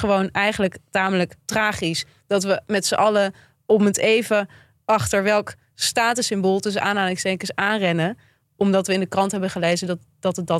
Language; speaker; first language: Dutch; native; Dutch